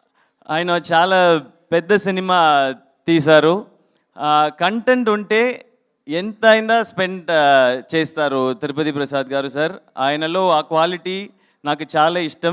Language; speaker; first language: Telugu; non-native, learner; Tamil